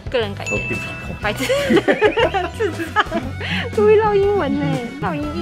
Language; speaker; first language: Chinese; native; Chinese